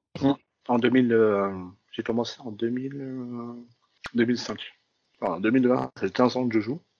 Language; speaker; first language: French; early bilingual, other home language; Vietnamese